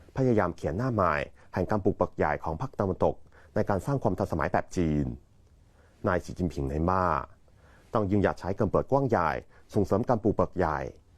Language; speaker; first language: Thai; non-native, fluent; Chinese